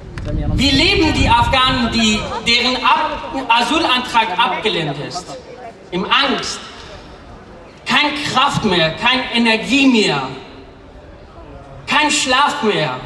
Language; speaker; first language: German; non-native, fluent; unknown